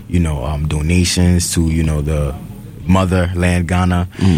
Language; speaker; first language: English; native; English